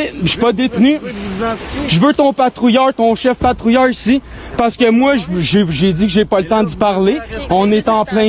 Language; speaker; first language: French; native; French